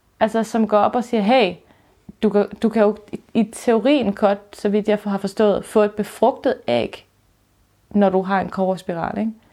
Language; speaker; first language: Danish; early bilingual, other home language; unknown